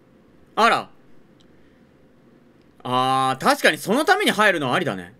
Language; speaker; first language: Japanese; native; Japanese